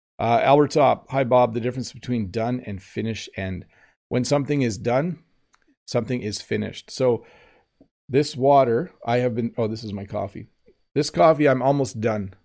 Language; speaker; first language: English; native; English